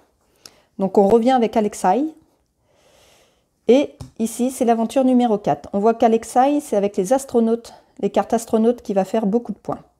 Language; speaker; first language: French; native; French